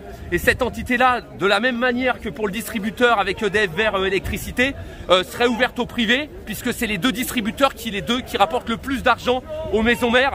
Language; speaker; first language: French; native; French